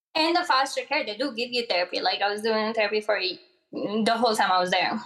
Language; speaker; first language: English; early bilingual, other home language; Arabic